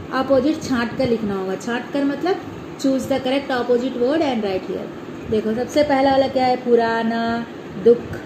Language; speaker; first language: Hindi; non-native, local second language; Telugu